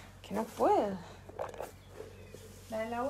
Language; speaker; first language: Spanish; native; Spanish